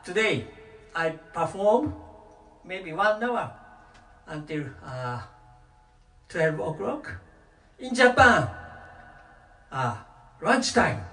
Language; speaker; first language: English; non-native, learner; Japanese